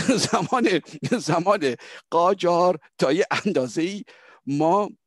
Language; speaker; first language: Persian; early bilingual, heritage; Persian